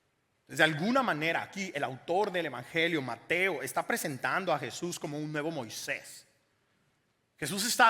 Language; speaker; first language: Spanish; native; Spanish